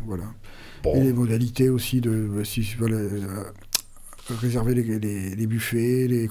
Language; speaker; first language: French; native; French